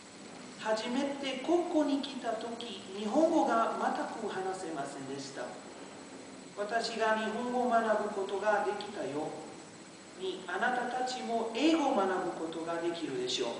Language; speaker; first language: Japanese; non-native, learner; Portuguese